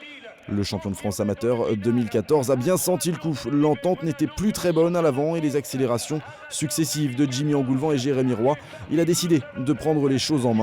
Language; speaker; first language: French; native; French